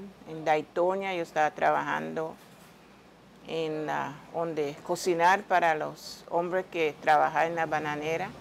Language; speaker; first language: Spanish; non-native, learner; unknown